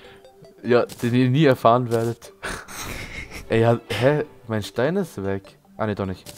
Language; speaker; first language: German; native; German